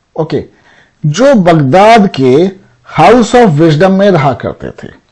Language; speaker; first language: Hindi; native; Hindi